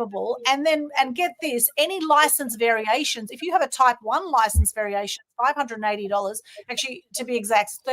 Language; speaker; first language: English; native; English